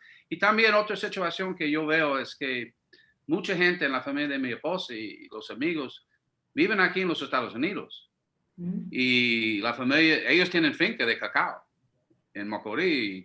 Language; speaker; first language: Spanish; non-native, fluent; English